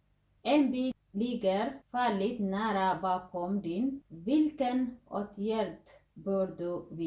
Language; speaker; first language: Swedish; non-native, fluent; Tigrinya